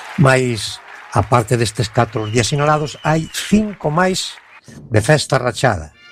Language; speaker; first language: Galician; native; Galician